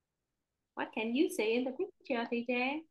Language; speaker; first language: English; non-native, fluent; Vietnamese